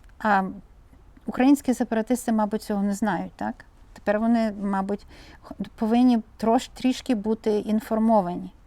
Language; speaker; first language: Ukrainian; native; Ukrainian